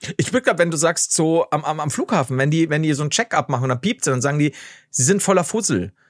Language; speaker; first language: German; native; German